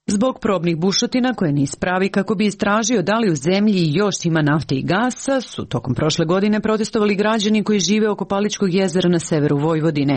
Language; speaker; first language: Serbian; native; Serbian